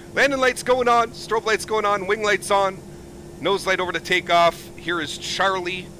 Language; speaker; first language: English; native; English